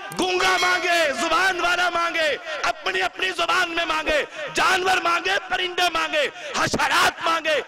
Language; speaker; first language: Urdu; non-native, local second language; Punjabi